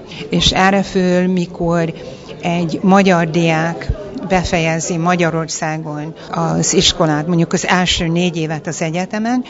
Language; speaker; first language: Hungarian; early bilingual, heritage; Hungarian